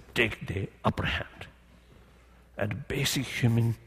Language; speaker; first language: English; non-native, learner; Tibetan